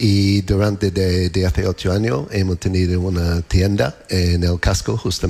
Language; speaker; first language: Spanish; non-native, learner; English